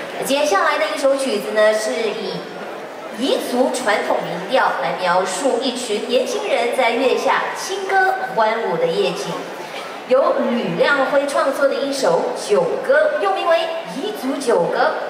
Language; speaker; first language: Chinese; native; Chinese